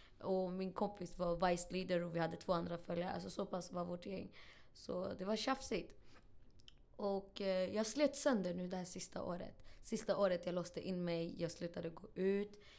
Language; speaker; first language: Swedish; early bilingual, other home language; Arabic